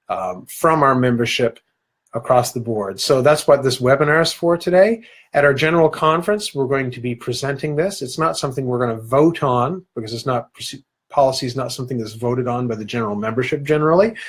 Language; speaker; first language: English; native; English